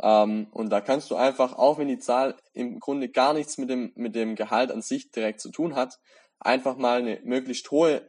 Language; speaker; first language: German; native; German